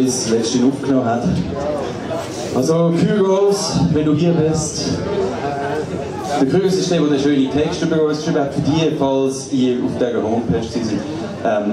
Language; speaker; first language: German; native; German